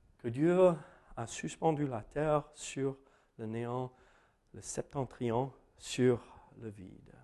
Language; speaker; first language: French; non-native, fluent; English